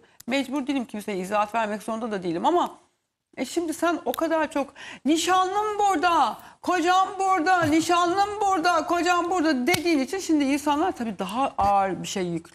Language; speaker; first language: Turkish; native; Turkish